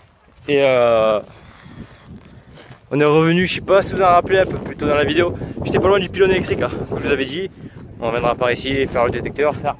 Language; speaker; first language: French; native; French